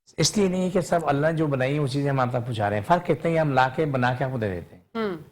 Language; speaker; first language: Urdu; non-native, local second language; Punjabi